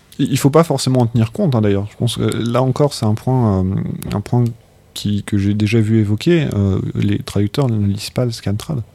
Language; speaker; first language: French; native; French